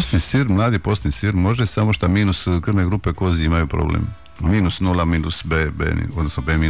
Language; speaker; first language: Croatian; native; Croatian